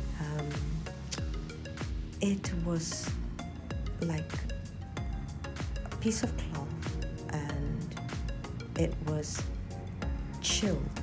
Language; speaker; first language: English; native; English